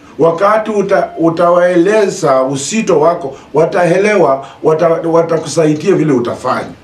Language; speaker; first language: Swahili; non-native, local second language; Luyia